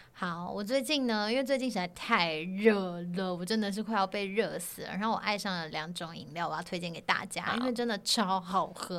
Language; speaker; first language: Chinese; native; Chinese